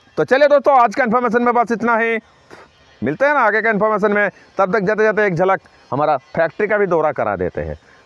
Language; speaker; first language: Hindi; non-native, local second language; Bangla